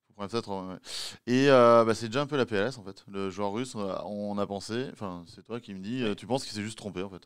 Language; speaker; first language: French; native; French